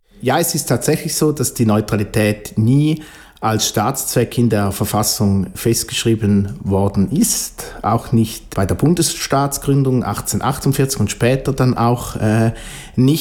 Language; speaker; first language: German; native; German